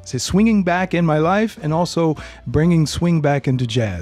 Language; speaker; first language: English; native; English